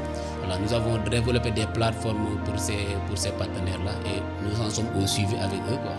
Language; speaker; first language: French; non-native, local second language; Wolof